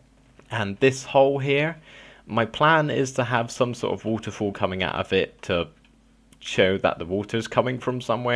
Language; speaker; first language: English; native; English